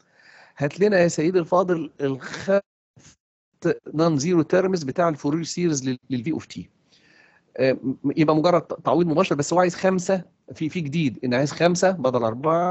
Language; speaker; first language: Arabic; native; Arabic